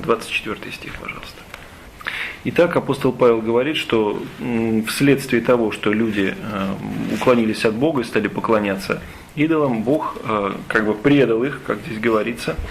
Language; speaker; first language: Russian; native; Russian